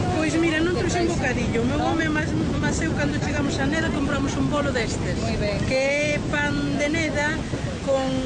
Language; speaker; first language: Galician; native; Galician